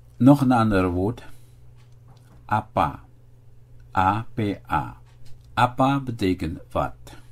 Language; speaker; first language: Dutch; non-native, fluent; Indonesian